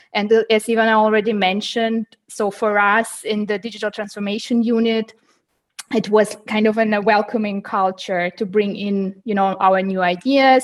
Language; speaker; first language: English; non-native, fluent; Uzbek